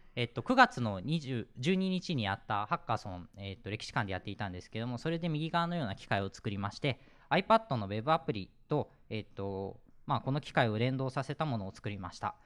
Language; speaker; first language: Japanese; native; Japanese